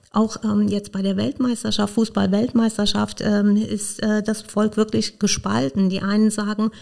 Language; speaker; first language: German; non-native, fluent; Persian